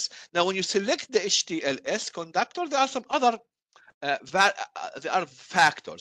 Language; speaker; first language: English; non-native, fluent; Arabic